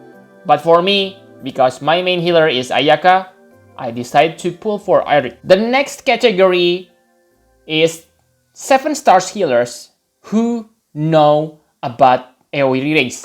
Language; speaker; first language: English; non-native, fluent; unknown